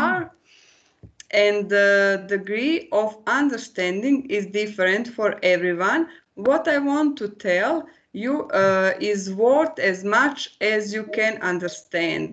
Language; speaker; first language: English; non-native, learner; Croatian